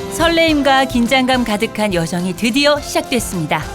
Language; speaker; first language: Korean; native; Korean